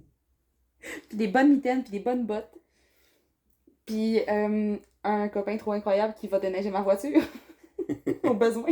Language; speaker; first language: French; native; French